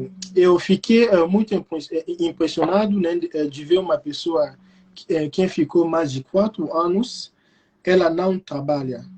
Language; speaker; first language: Portuguese; non-native, fluent; Lingala